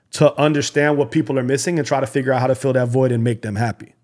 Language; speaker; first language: English; early bilingual, other home language; Hebrew